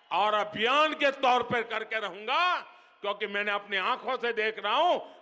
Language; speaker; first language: Hindi; non-native, local second language; Gujarati